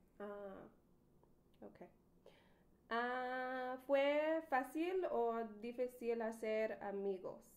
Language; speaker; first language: Spanish; non-native, learner; English